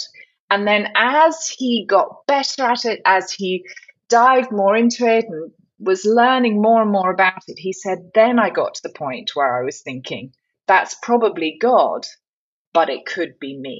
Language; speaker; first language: English; native; English